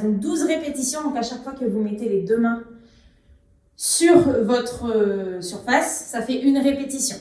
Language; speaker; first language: French; native; French